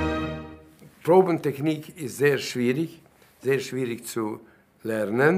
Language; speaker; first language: German; non-native, fluent; Latvian